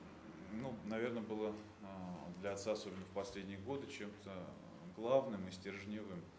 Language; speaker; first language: Russian; native; Russian